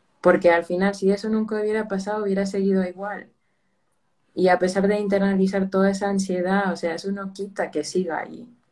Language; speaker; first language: Spanish; early bilingual, heritage; Spanish